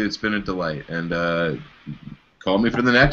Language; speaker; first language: English; native; English